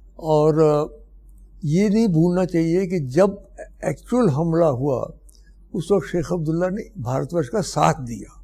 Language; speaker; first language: Hindi; non-native, local second language; Dogri